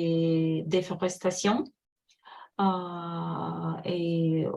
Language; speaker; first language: French; non-native, fluent; Russian